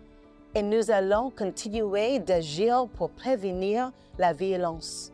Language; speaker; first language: French; non-native, local second language; English